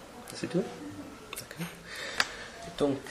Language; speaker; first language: French; non-native, fluent; English